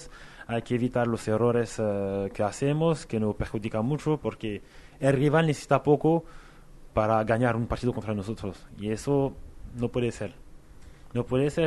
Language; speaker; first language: Spanish; non-native, fluent; French